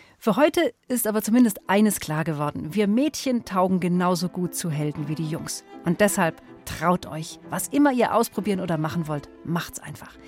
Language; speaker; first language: German; native; German